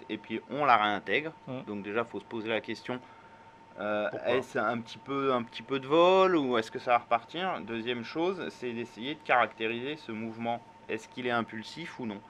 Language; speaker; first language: French; native; French